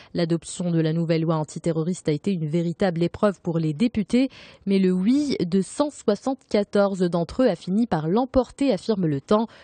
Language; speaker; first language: French; non-native, local second language; Arabic